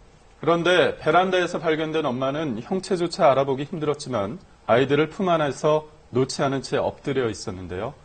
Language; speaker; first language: Korean; native; Korean